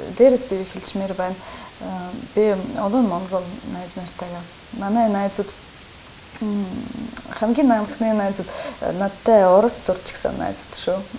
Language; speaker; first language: Mongolian; non-native, fluent; Russian